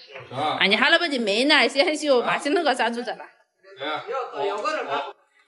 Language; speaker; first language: Korean; non-native, fluent; Chinese